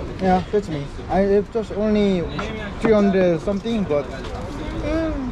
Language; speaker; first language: English; non-native, learner; Korean